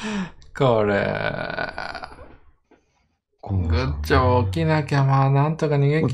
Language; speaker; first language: Japanese; native; Japanese